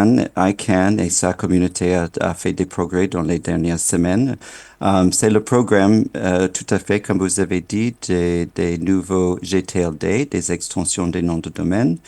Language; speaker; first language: French; non-native, fluent; English